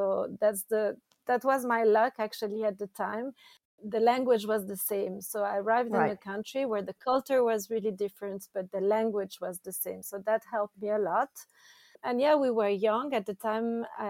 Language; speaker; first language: English; non-native, fluent; French